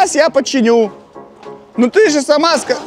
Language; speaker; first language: Russian; native; Russian